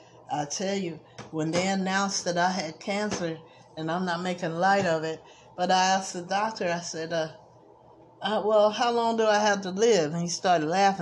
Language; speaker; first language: English; native; English